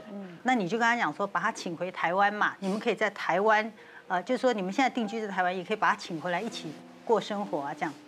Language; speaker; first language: Chinese; native; Chinese